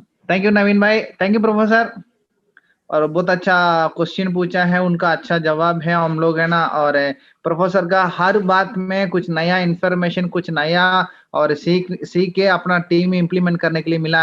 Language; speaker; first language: Hindi; non-native, local second language; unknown